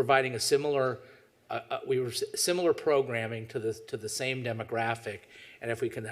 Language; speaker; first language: English; native; English